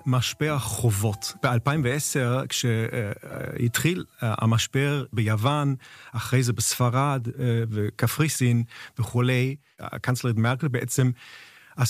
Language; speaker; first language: Hebrew; non-native, fluent; German